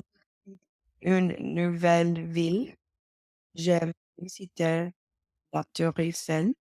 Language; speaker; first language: French; non-native, learner; English